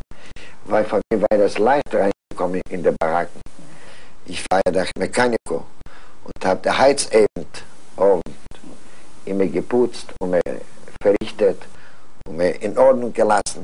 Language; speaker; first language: German; non-native, fluent; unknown